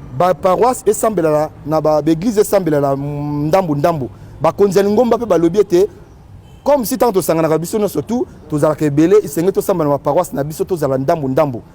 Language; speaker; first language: Lingala; native; Lingala